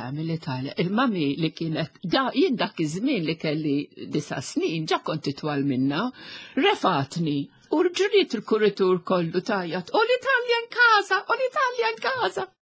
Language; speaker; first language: Maltese; non-native, local second language; English